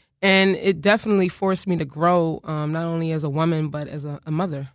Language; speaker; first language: English; native; English